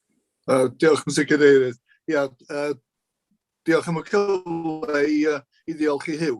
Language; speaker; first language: Welsh; native; Welsh